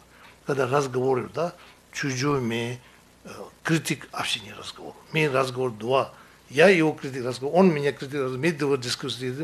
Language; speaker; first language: Russian; non-native, learner; Tibetan